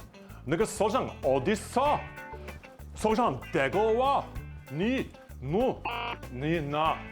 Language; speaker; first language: Korean; non-native, learner; English